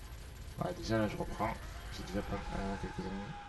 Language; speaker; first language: French; native; French